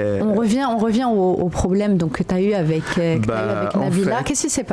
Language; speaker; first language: French; native; French